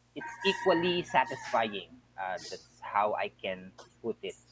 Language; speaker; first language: Filipino; native; Filipino